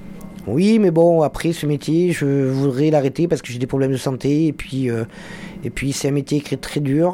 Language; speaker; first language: French; native; French